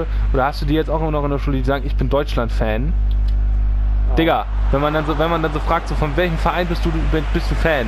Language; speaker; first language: German; native; German